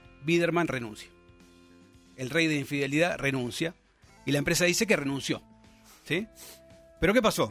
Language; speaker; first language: Spanish; native; Spanish